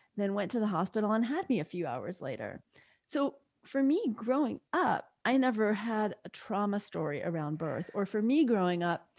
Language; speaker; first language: English; native; English